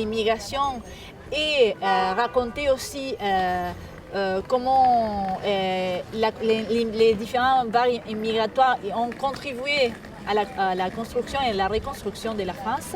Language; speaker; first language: French; non-native, fluent; Spanish